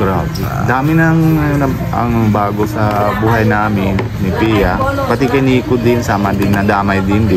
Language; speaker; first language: Filipino; non-native, learner; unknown